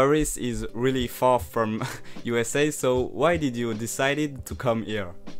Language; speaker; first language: English; non-native, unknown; French